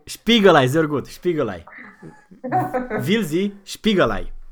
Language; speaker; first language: German; non-native, fluent; Romanian